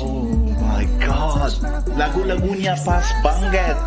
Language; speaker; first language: Indonesian; non-native, fluent; Portuguese